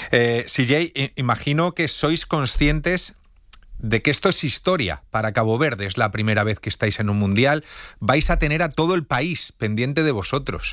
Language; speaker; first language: Spanish; native; Spanish